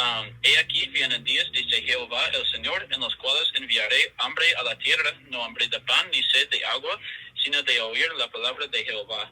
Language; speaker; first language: Spanish; non-native, fluent; English